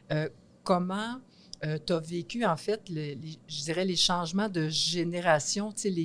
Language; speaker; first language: French; native; French